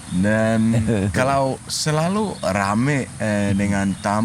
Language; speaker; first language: Indonesian; non-native, learner; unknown